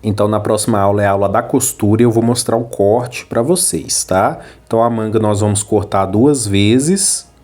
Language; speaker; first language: Portuguese; native; Portuguese